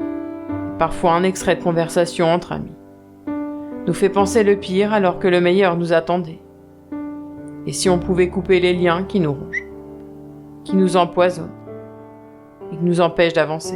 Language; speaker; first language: French; native; French